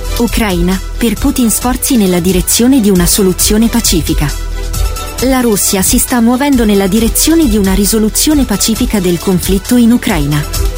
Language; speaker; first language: Italian; native; Italian